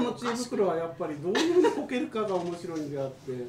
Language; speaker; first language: Japanese; native; Japanese